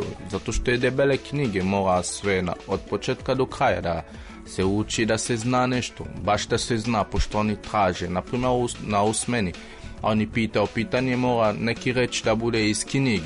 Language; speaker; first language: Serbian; non-native, learner; French